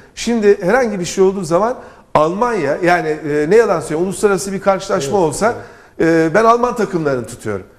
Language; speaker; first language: Turkish; native; Turkish